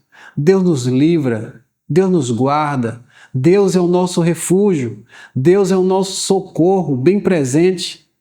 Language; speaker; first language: Portuguese; native; Portuguese